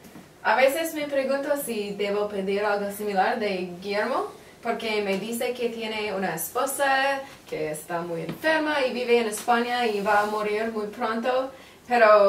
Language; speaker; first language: Spanish; non-native, learner; English